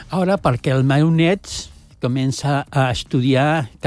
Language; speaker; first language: Catalan; non-native, local second language; Spanish